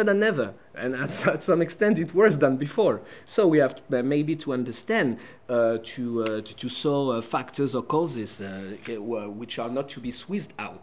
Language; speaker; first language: English; non-native, fluent; French